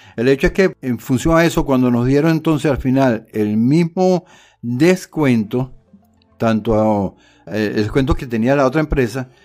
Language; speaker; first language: Spanish; native; Spanish